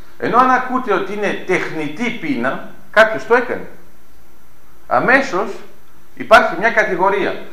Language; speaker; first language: Greek; early bilingual, heritage; Greek